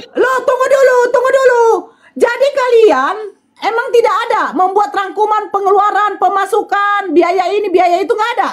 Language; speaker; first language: Indonesian; native; Indonesian